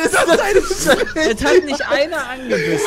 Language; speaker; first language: German; native; German